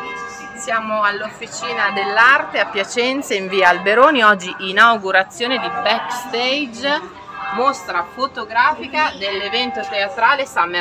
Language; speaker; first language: Italian; native; Italian